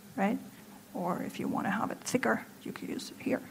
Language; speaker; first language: English; non-native, fluent; German